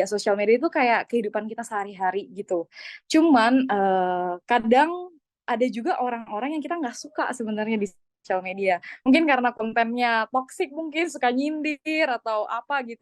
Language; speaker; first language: Indonesian; native; Indonesian